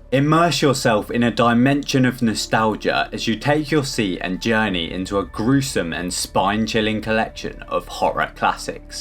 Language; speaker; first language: English; native; English